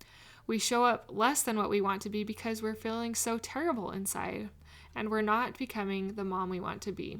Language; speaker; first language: English; native; English